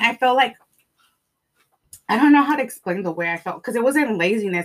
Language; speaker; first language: English; early bilingual, other home language; Spanish